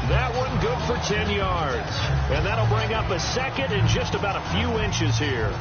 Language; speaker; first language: English; native; English